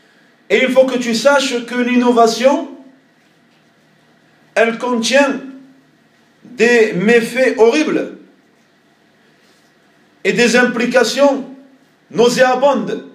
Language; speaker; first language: French; native; French